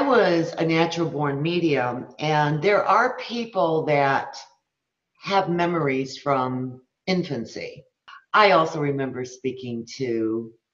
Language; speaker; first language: English; early bilingual, other home language; Spanish